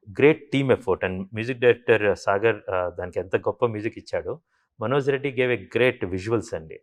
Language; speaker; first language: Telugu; native; Telugu